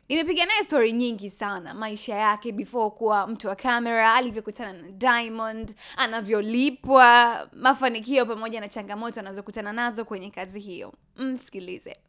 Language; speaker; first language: Swahili; native; Swahili